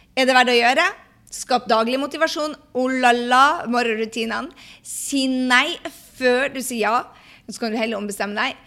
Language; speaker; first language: Norwegian; early bilingual, heritage; Norwegian